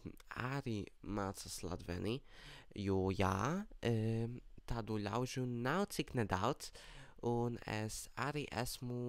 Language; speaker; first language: Latvian; non-native, learner; Polish